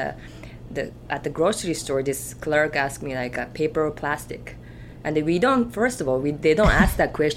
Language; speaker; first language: English; non-native, fluent; Japanese